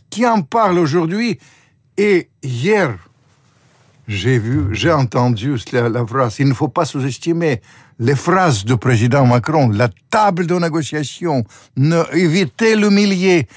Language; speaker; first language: French; non-native, fluent; Ukrainian